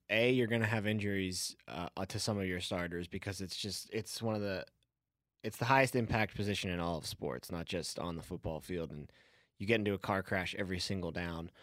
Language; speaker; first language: English; native; English